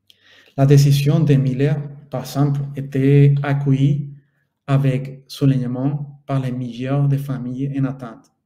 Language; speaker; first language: French; non-native, fluent; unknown